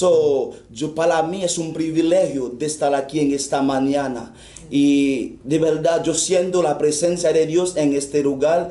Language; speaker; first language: Spanish; non-native, fluent; Haitian Creole